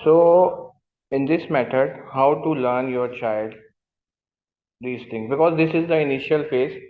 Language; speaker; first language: English; non-native, learner; Urdu